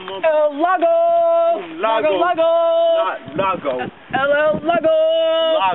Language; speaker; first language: Spanish; non-native, learner; English